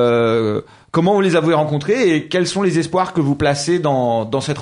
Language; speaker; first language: French; native; French